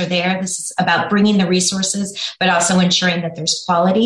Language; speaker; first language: English; native; English